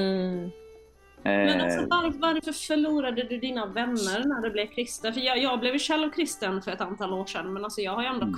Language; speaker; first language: Swedish; native; Swedish